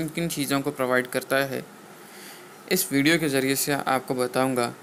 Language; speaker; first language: Hindi; non-native, local second language; Urdu